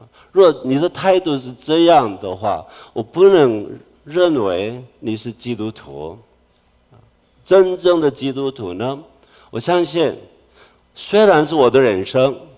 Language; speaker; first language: Chinese; non-native, fluent; Korean